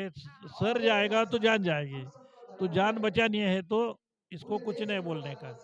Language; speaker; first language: Hindi; non-native, local second language; Marathi